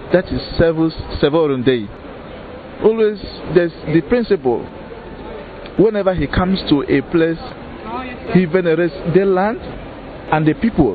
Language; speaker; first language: English; non-native, local second language; Igbo